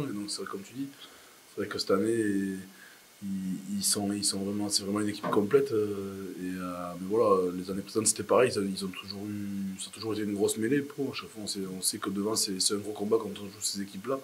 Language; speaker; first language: French; native; French